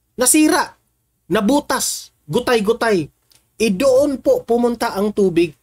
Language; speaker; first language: Filipino; non-native, local second language; Cebuano